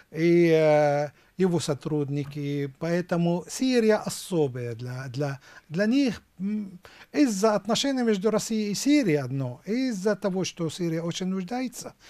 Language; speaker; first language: Russian; non-native, fluent; Arabic